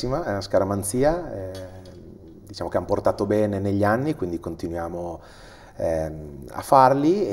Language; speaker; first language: Italian; native; Italian